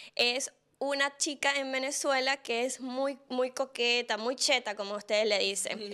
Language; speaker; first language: Spanish; native; Spanish